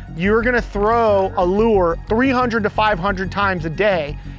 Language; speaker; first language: English; native; English